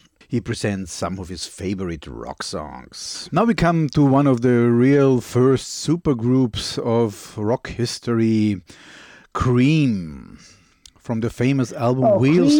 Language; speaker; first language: English; non-native, fluent; German